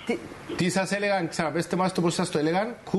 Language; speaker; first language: Greek; native; Greek